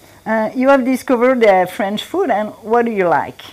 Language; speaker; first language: English; non-native, learner; French